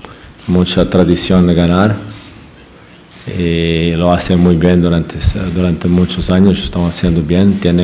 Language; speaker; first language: Spanish; non-native, fluent; Portuguese